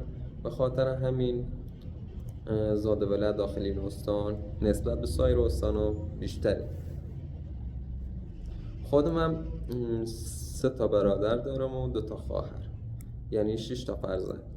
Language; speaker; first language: Persian; native; Persian